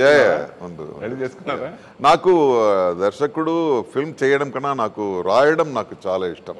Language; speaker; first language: Telugu; non-native, fluent; Tamil